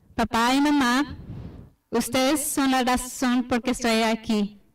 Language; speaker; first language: Spanish; early bilingual, heritage; Spanish